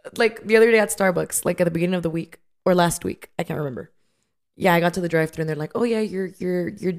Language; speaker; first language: English; non-native, fluent; Spanish